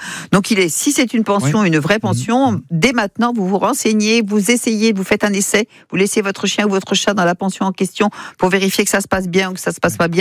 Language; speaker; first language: French; native; French